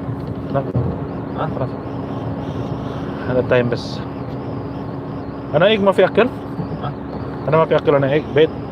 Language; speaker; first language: Arabic; non-native, learner; Filipino